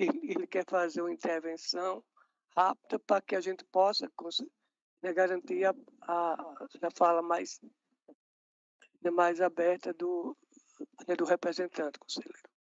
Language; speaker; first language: Portuguese; native; Portuguese